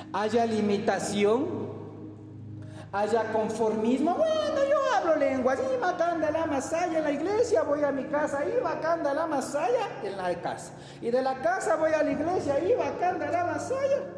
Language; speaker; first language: Spanish; native; Spanish